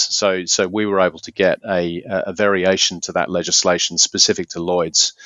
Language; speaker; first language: English; native; English